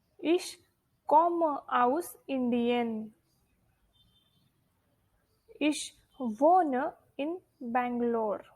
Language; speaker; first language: German; non-native, fluent; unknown